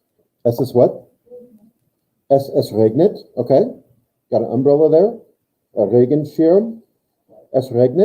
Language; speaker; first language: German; non-native, fluent; English